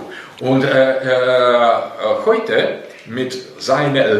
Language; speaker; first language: German; non-native, learner; Russian